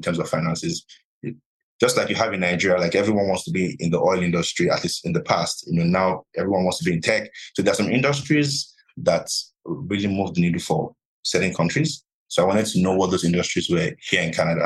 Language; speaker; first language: English; non-native, local second language; Yoruba